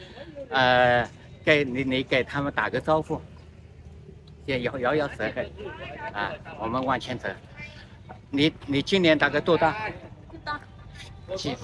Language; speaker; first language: Chinese; native; Chinese